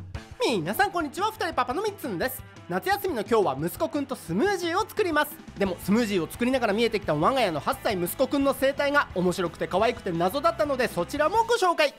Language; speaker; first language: Japanese; native; Japanese